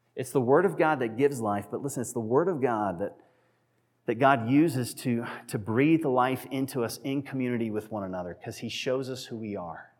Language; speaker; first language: English; native; English